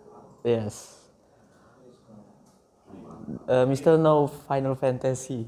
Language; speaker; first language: English; non-native, learner; Indonesian